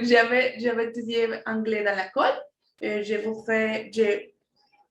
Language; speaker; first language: French; non-native, fluent; Spanish